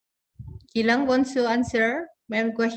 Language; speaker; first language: English; non-native, learner; Indonesian